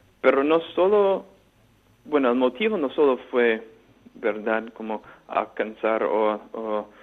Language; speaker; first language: Spanish; non-native, fluent; English